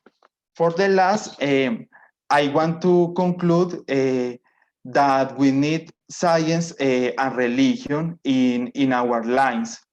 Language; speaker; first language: English; non-native, learner; Spanish